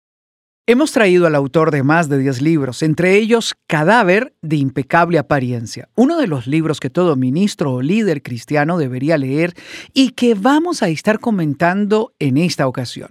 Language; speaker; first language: Spanish; native; Spanish